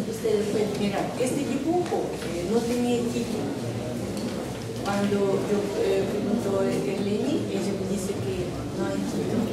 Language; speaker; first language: Spanish; non-native, learner; Russian